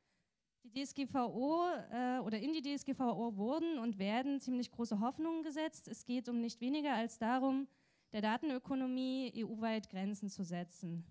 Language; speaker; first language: German; native; German